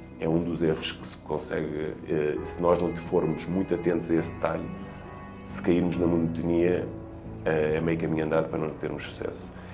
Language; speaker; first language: Portuguese; native; Portuguese